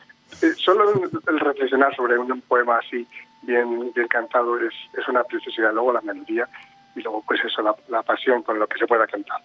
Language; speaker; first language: Spanish; native; Spanish